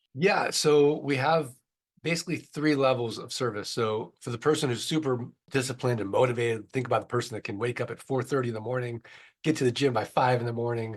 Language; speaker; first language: English; native; English